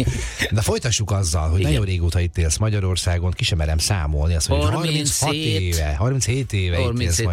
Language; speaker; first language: Hungarian; native; Hungarian